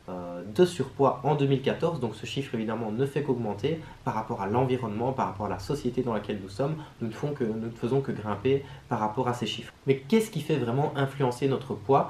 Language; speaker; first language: French; native; French